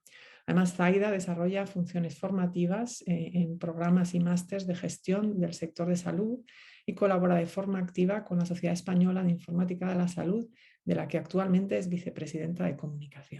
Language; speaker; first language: Spanish; native; Spanish